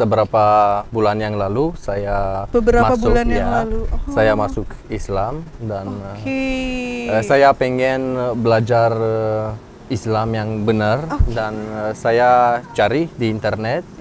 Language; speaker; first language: Indonesian; non-native, learner; Romanian